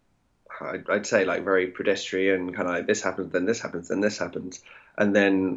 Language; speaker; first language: English; native; English